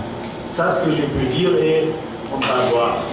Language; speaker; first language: French; non-native, fluent; German